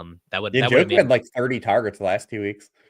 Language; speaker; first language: English; native; English